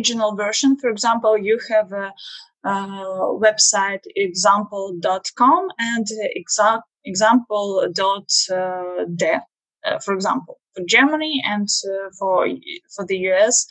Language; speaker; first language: English; non-native, learner; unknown